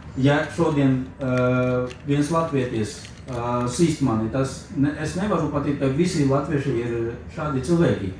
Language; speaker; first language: Latvian; non-native, learner; Urdu